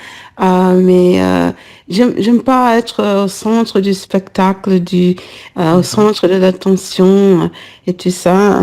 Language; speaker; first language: French; non-native, learner; English